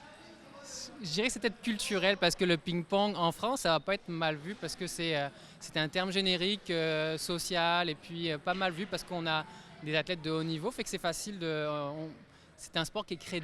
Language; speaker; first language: French; native; French